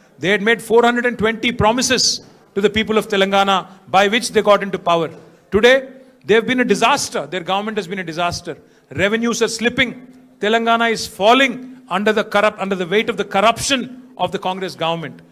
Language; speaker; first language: English; non-native, local second language; Telugu